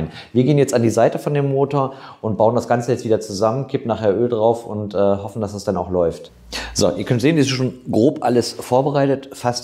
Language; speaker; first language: German; native; German